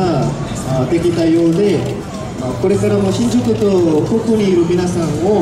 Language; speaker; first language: Japanese; non-native, learner; Korean